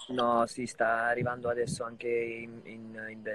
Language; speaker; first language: Italian; non-native, fluent; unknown